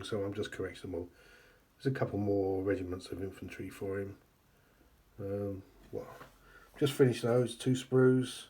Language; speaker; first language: English; native; English